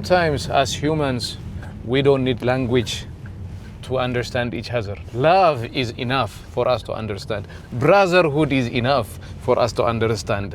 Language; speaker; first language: English; non-native, fluent; Amharic